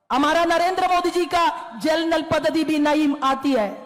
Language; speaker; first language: Hindi; non-native, local second language; Malayalam